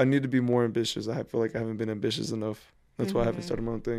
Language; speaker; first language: English; early bilingual, other home language; Spanish